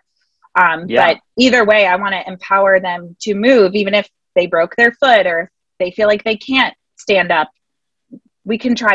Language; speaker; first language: English; native; English